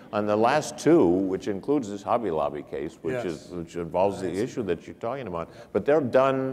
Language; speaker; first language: English; native; English